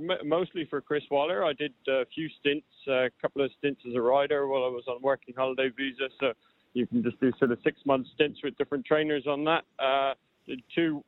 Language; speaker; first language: English; native; English